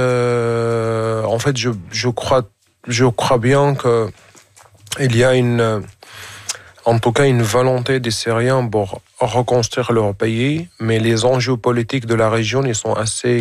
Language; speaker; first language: French; non-native, fluent; Arabic